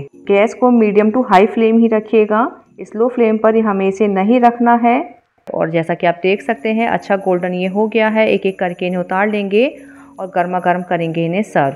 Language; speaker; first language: Hindi; native; Hindi